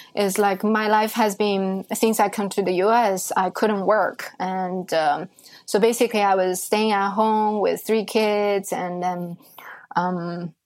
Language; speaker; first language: English; non-native, fluent; Chinese